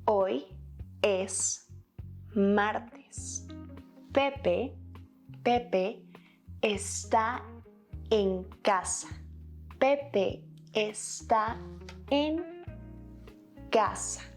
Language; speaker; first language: Spanish; native; Spanish